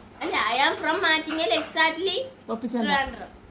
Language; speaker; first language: English; non-native, learner; Malayalam